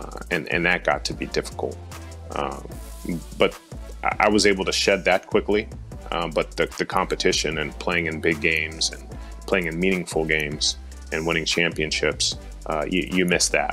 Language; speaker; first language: English; native; English